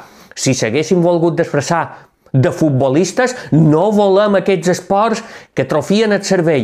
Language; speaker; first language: Catalan; native; Catalan